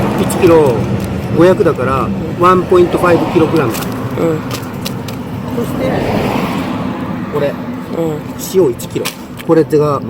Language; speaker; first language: Japanese; non-native, learner; Thai